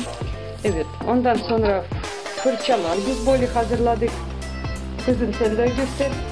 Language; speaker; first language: Turkish; non-native, learner; Russian